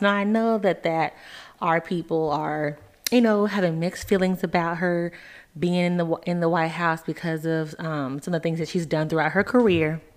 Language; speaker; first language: English; native; English